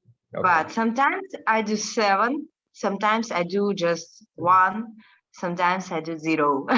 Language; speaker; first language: English; non-native, learner; Russian